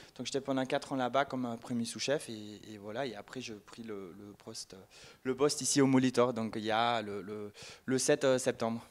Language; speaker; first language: French; non-native, fluent; German